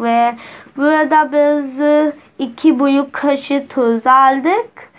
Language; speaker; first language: Turkish; non-native, learner; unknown